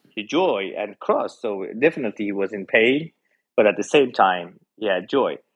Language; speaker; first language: English; non-native, fluent; Persian